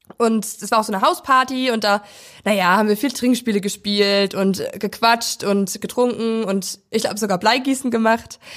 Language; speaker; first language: German; native; German